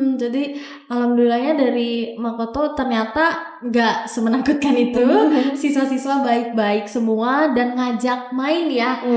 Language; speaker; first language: Indonesian; native; Indonesian